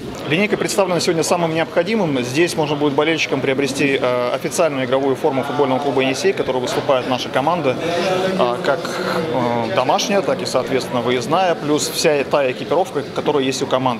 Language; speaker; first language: Russian; native; Russian